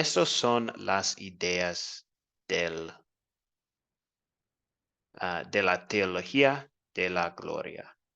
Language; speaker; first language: Spanish; non-native, fluent; English